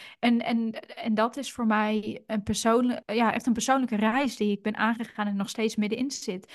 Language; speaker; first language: Dutch; native; Dutch